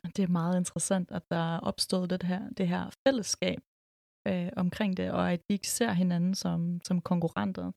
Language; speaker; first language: Danish; early bilingual, other home language; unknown